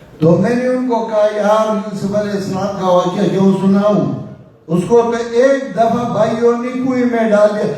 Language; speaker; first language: Urdu; non-native, local second language; Pashto